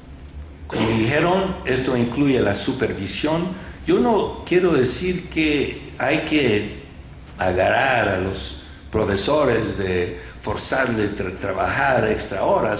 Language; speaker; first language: Spanish; non-native, fluent; English